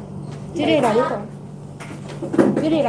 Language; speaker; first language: Cantonese; non-native, learner; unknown